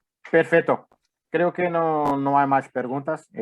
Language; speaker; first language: Spanish; non-native, fluent; Portuguese